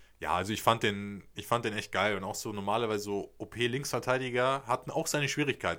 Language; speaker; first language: German; native; German